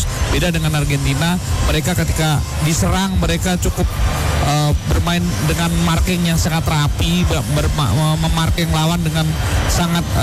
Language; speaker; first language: Indonesian; native; Indonesian